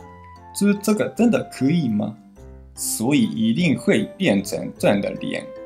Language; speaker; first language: Chinese; non-native, fluent; Japanese